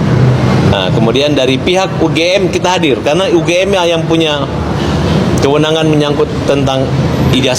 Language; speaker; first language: Indonesian; native; Indonesian